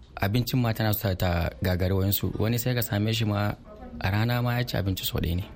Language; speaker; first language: Hausa; non-native, local second language; Fula